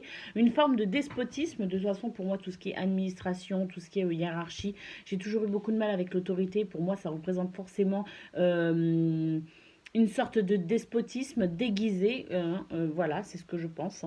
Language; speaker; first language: French; native; French